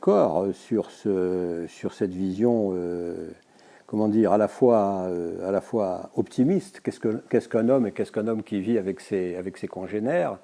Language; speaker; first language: French; native; French